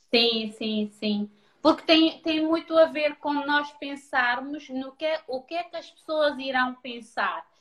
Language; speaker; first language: Portuguese; non-native, local second language; Kabuverdianu